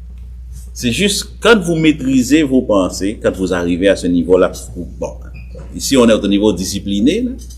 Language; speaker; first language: French; native; French